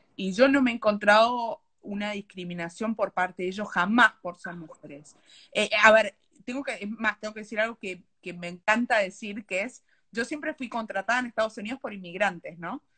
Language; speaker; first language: Spanish; native; Spanish